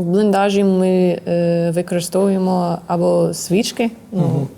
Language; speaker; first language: Ukrainian; non-native, learner; English